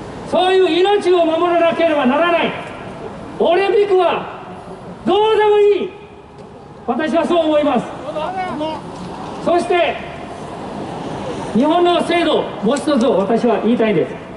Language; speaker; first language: Japanese; non-native, fluent; Burmese